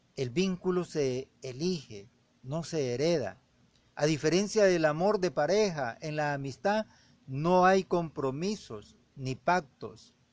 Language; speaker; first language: Spanish; native; Spanish